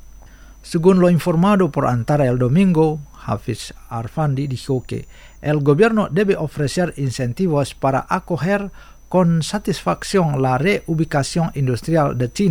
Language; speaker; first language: Spanish; non-native, fluent; Indonesian